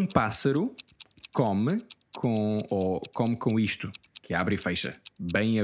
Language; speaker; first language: Portuguese; early bilingual, heritage; Portuguese